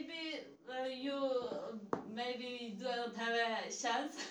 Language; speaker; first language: English; non-native, learner; Turkish